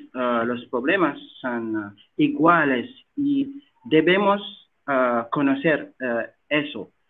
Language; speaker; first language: Spanish; non-native, learner; Wolof